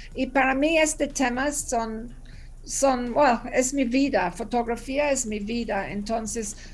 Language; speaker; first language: Spanish; non-native, learner; English